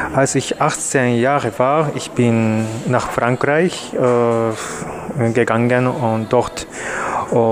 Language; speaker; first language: German; non-native, learner; Japanese